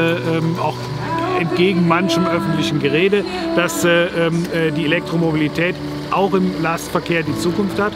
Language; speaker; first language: German; native; German